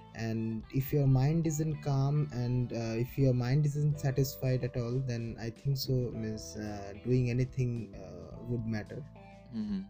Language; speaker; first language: English; non-native, local second language; Bangla